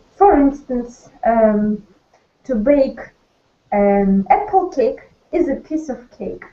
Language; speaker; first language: English; non-native, learner; Russian